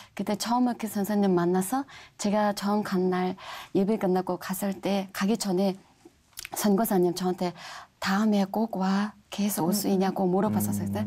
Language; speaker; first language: Korean; non-native, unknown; Mongolian